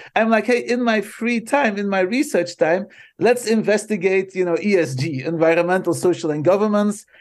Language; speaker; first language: English; non-native, fluent; Dutch